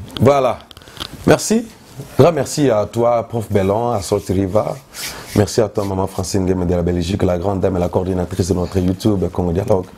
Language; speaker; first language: French; non-native, local second language; Lingala